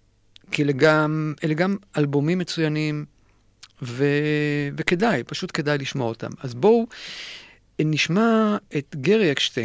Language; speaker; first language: Hebrew; native; Hebrew